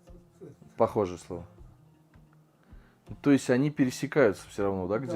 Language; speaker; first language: Russian; native; Russian